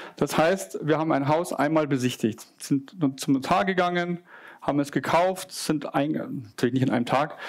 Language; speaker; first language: German; native; German